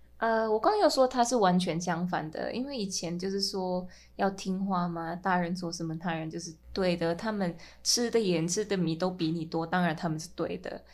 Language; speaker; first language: Chinese; non-native, fluent; Min Nan Chinese